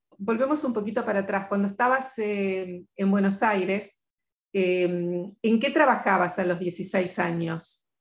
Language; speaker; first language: Spanish; native; Spanish